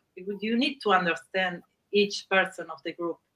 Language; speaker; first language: English; non-native, learner; Spanish